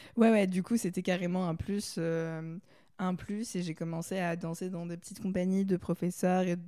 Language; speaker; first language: French; native; French